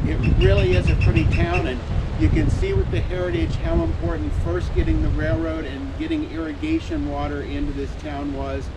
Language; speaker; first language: English; native; English